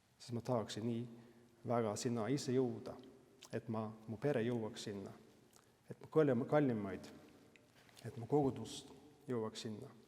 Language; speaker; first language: Estonian; non-native, fluent; Norwegian